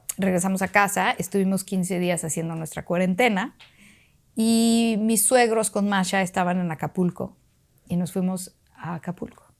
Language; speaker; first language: Spanish; early bilingual, other home language; Russian